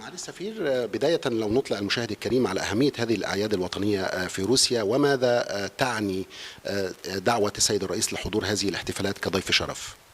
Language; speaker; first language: Arabic; native; Arabic